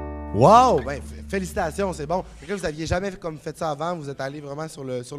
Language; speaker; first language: French; native; French